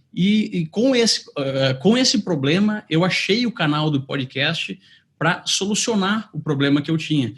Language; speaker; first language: Portuguese; native; Portuguese